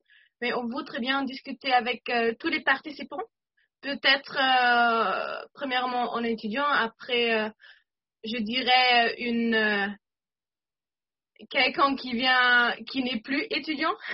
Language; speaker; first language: French; non-native, fluent; German